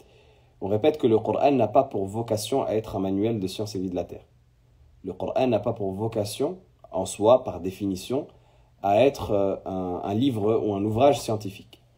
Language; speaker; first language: French; native; French